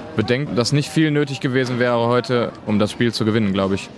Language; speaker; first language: German; native; German